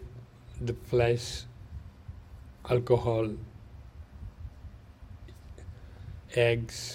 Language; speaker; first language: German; non-native, learner; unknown